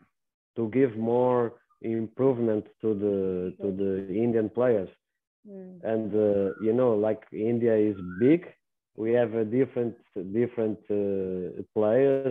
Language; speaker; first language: English; non-native, learner; Portuguese